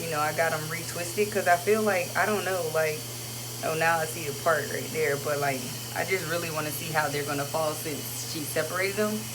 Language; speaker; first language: English; native; English